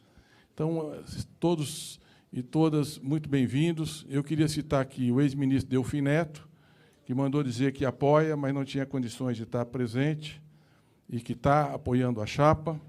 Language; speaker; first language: Portuguese; native; Portuguese